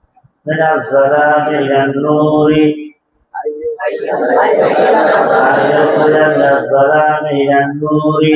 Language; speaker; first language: Arabic; non-native, learner; Bangla